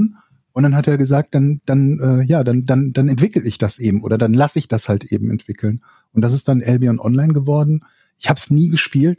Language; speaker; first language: German; native; German